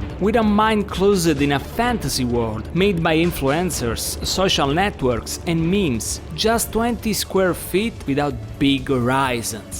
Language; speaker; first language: English; non-native, fluent; Italian